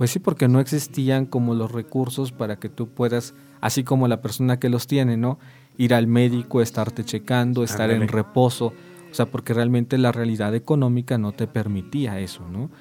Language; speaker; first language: Spanish; native; Spanish